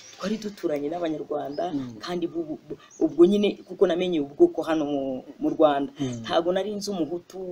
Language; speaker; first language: Kinyarwanda; non-native, fluent; Swahili